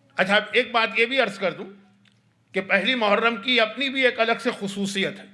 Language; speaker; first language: Urdu; native; Urdu